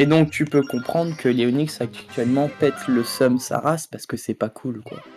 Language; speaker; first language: French; native; French